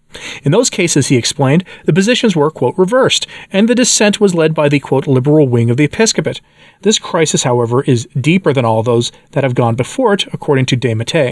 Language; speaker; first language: English; native; English